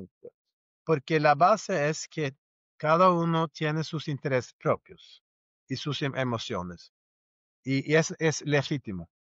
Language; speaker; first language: Spanish; non-native, fluent; Norwegian